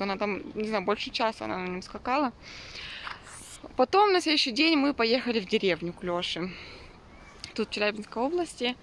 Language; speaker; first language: Russian; native; Russian